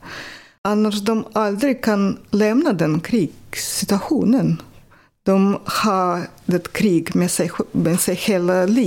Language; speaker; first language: Swedish; non-native, fluent; Russian